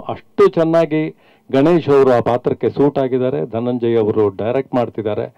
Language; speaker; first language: Kannada; native; Kannada